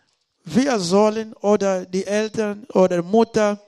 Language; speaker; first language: German; non-native, learner; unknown